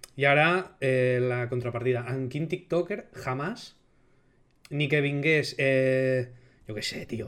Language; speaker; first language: Spanish; non-native, local second language; Catalan